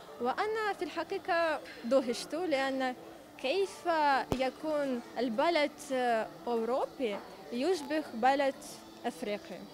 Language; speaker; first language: Arabic; non-native, fluent; Ukrainian